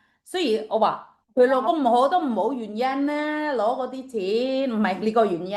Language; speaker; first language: Cantonese; non-native, fluent; Indonesian